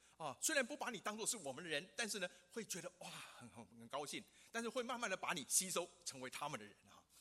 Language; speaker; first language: Chinese; non-native, local second language; Hakka Chinese